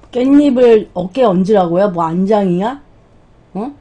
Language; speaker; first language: Korean; native; Korean